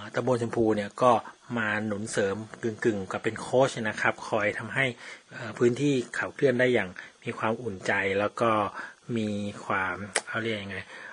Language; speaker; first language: Thai; native; Thai